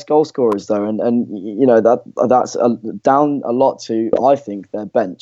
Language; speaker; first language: English; native; English